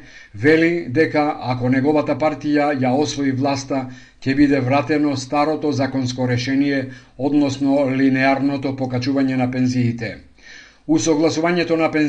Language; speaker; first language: Macedonian; native; Macedonian